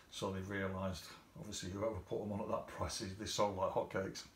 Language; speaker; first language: English; native; English